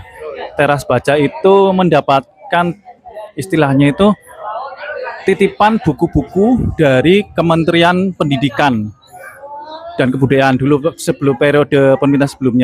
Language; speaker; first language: Indonesian; native; Indonesian